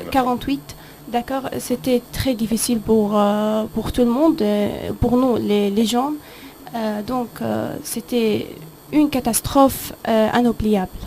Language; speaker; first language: French; non-native, fluent; Arabic